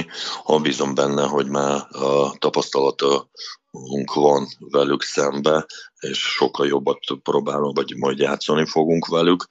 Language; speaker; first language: Hungarian; non-native, fluent; Russian